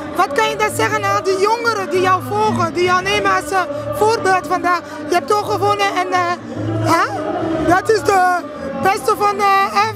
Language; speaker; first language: Dutch; non-native, fluent; French